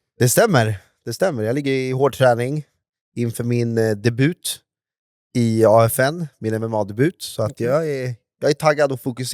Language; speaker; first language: Swedish; native; Swedish